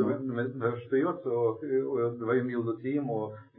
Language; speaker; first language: Hebrew; non-native, fluent; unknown